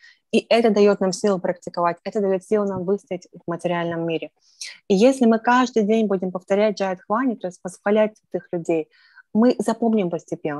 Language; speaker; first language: Russian; native; Russian